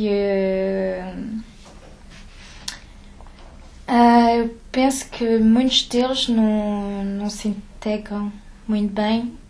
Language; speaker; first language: Portuguese; early bilingual, heritage; French